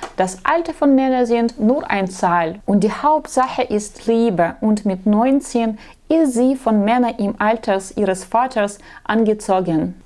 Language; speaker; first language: German; non-native, learner; Russian